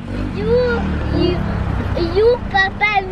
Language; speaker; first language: English; early bilingual, heritage; English